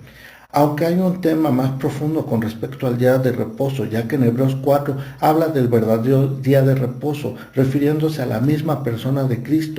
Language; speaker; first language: Spanish; native; Spanish